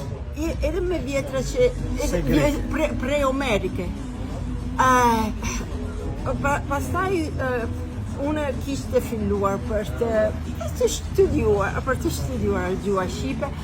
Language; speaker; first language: Albanian; non-native, learner; Italian